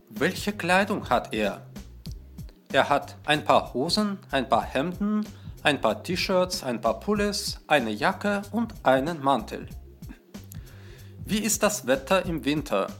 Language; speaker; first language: German; non-native, fluent; Russian